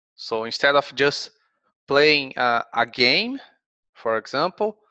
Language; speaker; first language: English; non-native, fluent; Portuguese